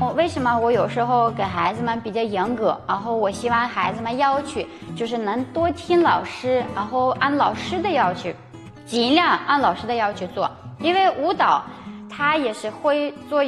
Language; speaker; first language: Chinese; non-native, fluent; Ukrainian